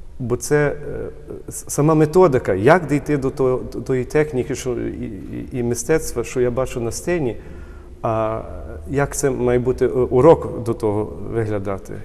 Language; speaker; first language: Ukrainian; early bilingual, heritage; Ukrainian